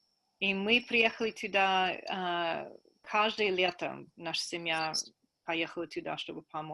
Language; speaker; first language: Russian; non-native, fluent; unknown